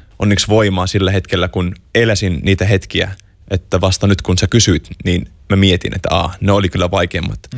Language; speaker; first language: Finnish; non-native, fluent; Arabic